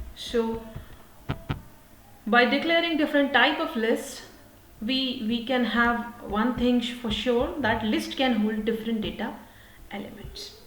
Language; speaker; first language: English; non-native, local second language; Hindi